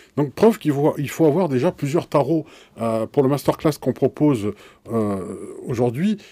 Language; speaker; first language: French; native; French